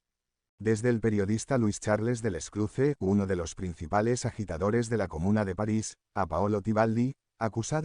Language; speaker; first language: Spanish; native; Spanish